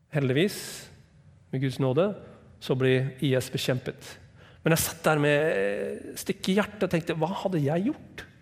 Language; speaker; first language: Norwegian; non-native, fluent; English